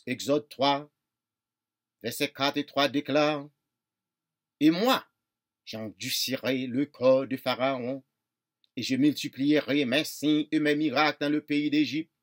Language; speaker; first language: French; non-native, local second language; Haitian Creole